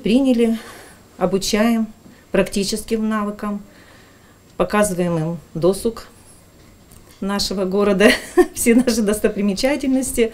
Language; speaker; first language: Russian; native; Russian